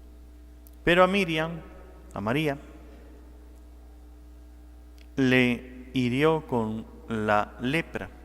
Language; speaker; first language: Spanish; native; Spanish